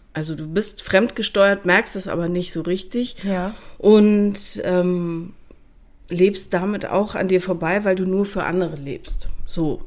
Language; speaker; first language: German; native; German